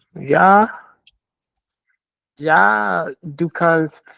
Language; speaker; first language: German; non-native, learner; Akan